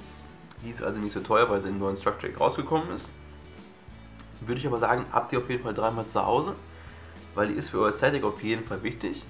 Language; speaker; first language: German; native; German